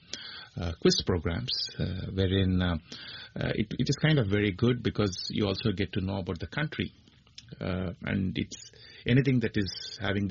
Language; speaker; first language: English; non-native, local second language; Kannada